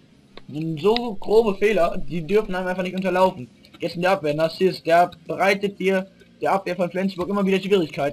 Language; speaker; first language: German; native; German